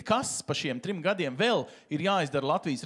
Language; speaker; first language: Latvian; native; Latvian